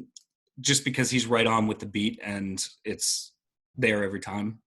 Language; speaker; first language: English; native; English